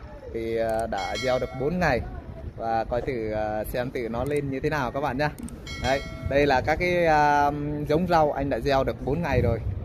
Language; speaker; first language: Vietnamese; native; Vietnamese